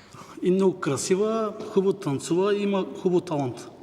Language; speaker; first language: Bulgarian; non-native, local second language; Turkish